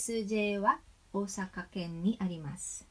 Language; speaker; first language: Japanese; non-native, fluent; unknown